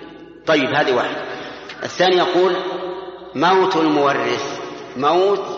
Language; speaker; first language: Arabic; native; Arabic